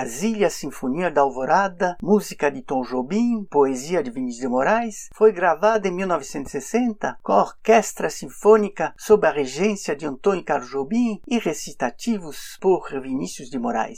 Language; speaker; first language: Portuguese; non-native, fluent; French